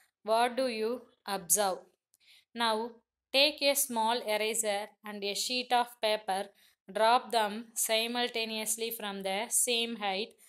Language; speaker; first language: English; non-native, local second language; Tamil